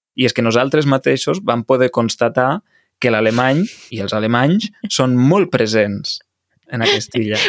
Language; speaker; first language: Catalan; native; Catalan